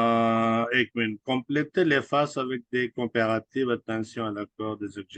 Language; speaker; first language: French; non-native, fluent; Urdu